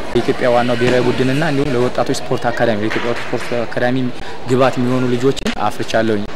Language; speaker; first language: Amharic; native; Amharic